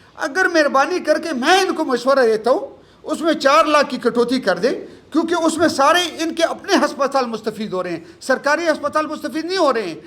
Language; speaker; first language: Urdu; non-native, local second language; Pashto